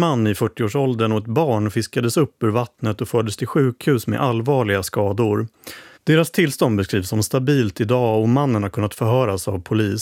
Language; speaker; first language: Swedish; native; Swedish